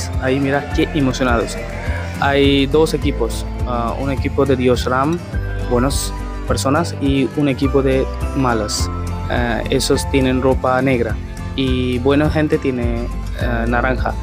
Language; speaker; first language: Spanish; non-native, fluent; Hindi